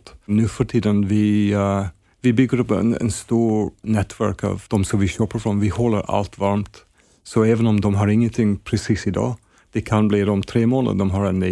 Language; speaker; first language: Swedish; non-native, fluent; English